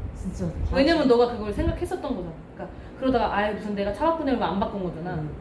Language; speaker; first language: Korean; native; Korean